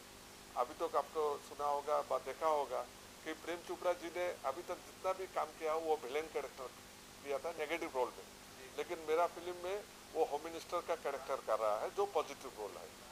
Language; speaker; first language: Hindi; non-native, local second language; Assamese